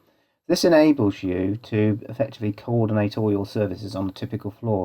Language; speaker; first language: English; native; English